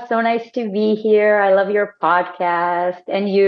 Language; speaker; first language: English; non-native, fluent; Hebrew